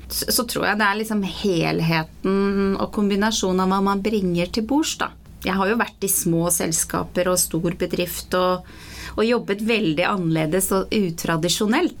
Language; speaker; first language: Norwegian; early bilingual, other home language; Persian